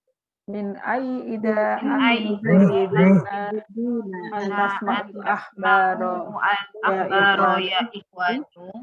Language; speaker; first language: Arabic; non-native, learner; Indonesian